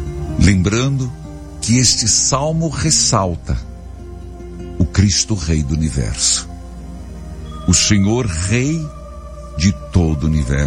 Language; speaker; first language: Portuguese; native; Portuguese